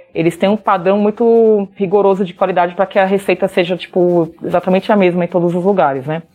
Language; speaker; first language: Portuguese; native; Portuguese